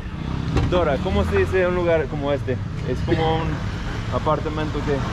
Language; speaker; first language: Spanish; non-native, learner; English